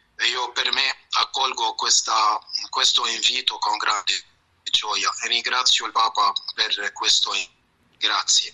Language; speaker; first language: Italian; non-native, fluent; Arabic